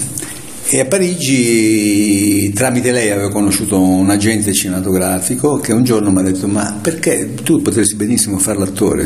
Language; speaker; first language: Italian; native; Italian